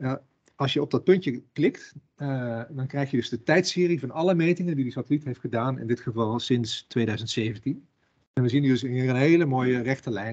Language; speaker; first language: Dutch; native; Dutch